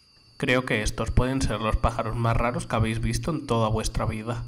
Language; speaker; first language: Spanish; native; Spanish